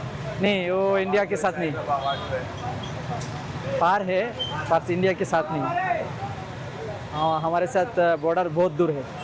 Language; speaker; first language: Hindi; non-native, learner; Bangla